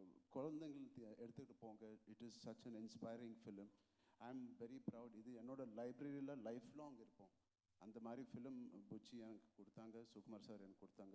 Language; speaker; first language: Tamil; non-native, local second language; Telugu